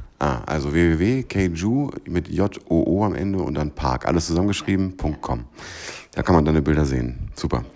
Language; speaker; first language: German; native; German